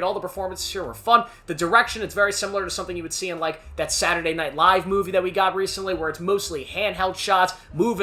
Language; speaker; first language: English; native; English